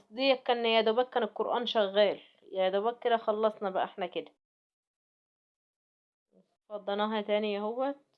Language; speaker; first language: Arabic; native; Arabic